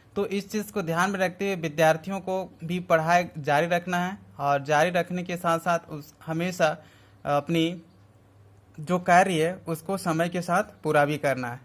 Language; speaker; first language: Hindi; native; Hindi